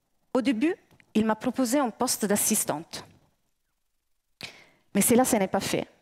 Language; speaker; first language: French; native; French